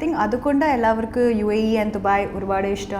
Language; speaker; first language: Malayalam; early bilingual, heritage; English